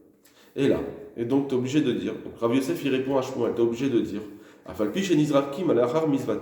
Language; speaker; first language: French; native; French